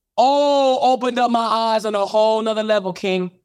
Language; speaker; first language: English; native; English